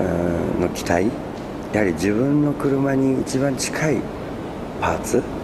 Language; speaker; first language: Japanese; native; Japanese